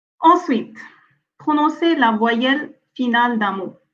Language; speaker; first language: French; non-native, fluent; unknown